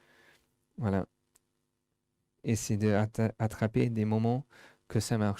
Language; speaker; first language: French; non-native, fluent; English